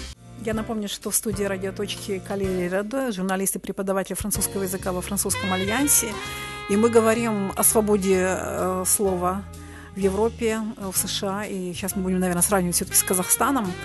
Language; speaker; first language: Russian; native; Russian